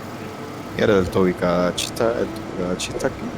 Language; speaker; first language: Spanish; native; Spanish